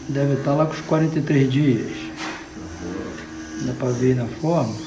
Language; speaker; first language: Portuguese; native; Portuguese